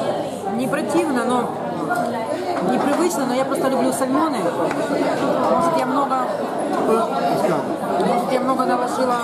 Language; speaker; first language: Russian; early bilingual, heritage; Russian